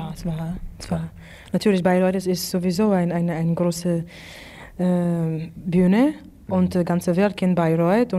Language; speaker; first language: German; non-native, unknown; English